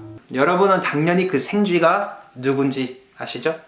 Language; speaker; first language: Korean; non-native, fluent; French